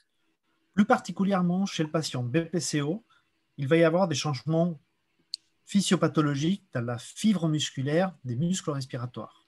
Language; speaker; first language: French; native; French